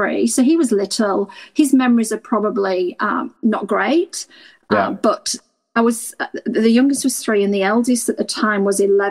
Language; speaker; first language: English; native; English